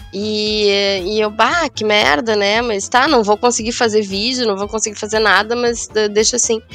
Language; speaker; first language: Portuguese; native; Portuguese